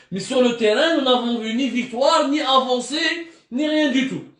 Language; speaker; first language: French; non-native, local second language; Arabic